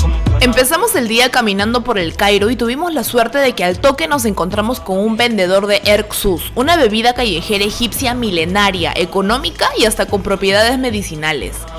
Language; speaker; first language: Spanish; native; Spanish